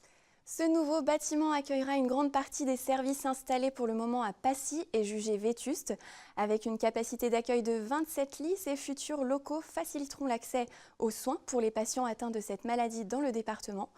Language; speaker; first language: French; native; French